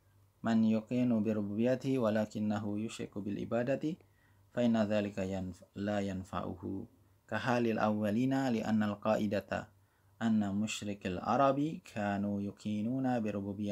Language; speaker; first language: Arabic; non-native, fluent; Indonesian